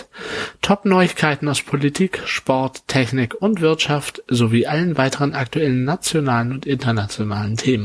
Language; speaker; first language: German; native; German